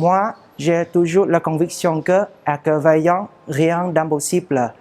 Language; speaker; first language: French; non-native, fluent; Vietnamese